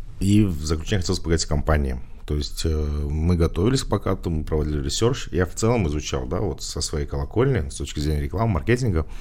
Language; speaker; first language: Russian; non-native, local second language; Tajik